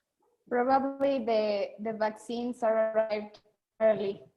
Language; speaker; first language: English; non-native, learner; Spanish